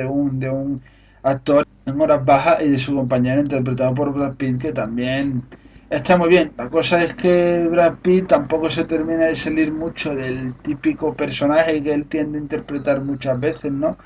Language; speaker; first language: Spanish; native; Spanish